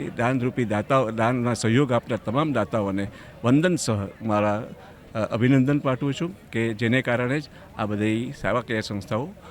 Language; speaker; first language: Gujarati; native; Gujarati